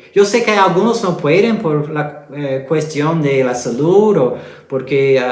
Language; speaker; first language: Spanish; non-native, fluent; English